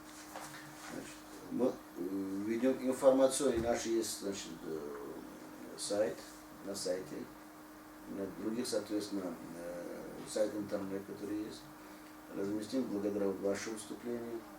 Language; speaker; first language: Russian; native; Russian